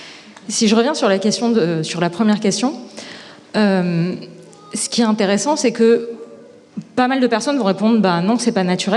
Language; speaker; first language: French; native; French